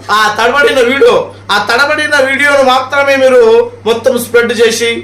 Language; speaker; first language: Telugu; non-native, local second language; Marathi